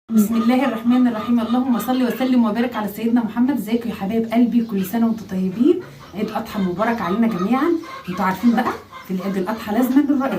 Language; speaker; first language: Arabic; native; Arabic